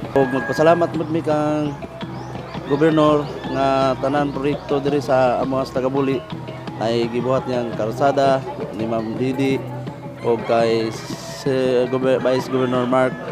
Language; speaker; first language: Cebuano; non-native, local second language; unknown